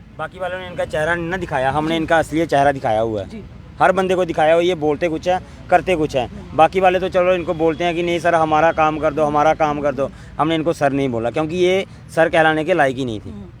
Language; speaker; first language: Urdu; non-native, local second language; Dogri